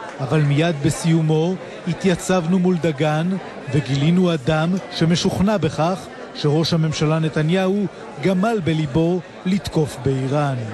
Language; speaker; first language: Hebrew; native; Hebrew